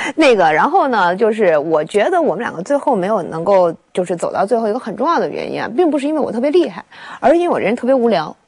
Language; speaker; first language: Chinese; native; Chinese